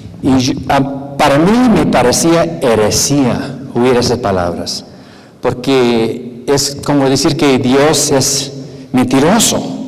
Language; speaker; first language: Spanish; non-native, fluent; English